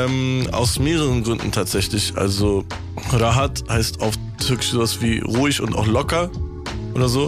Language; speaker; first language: German; early bilingual, other home language; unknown